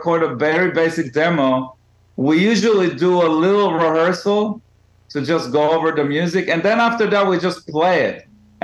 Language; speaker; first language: English; non-native, fluent; Hebrew